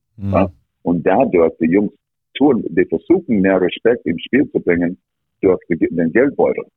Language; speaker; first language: German; non-native, fluent; English